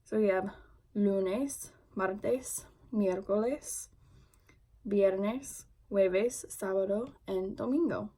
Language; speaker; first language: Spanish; non-native, learner; English